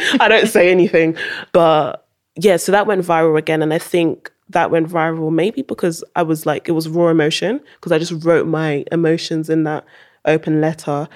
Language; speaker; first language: English; early bilingual, heritage; English